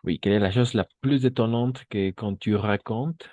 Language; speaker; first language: French; non-native, fluent; Spanish